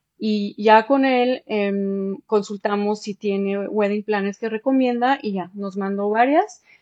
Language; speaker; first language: Spanish; early bilingual, heritage; Spanish